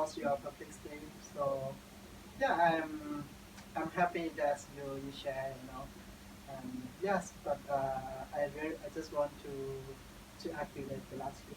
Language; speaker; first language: English; non-native, learner; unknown